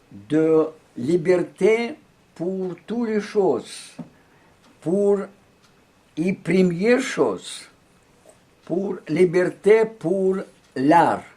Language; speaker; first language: French; non-native, learner; Russian